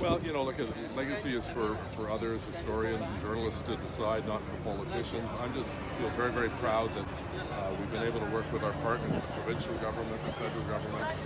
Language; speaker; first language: English; native; English